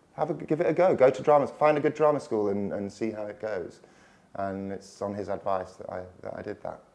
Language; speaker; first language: English; native; English